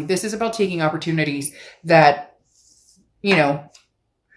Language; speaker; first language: English; native; English